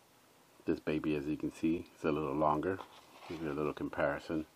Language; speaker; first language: English; native; English